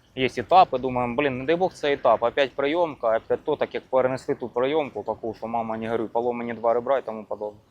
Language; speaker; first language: Ukrainian; native; Ukrainian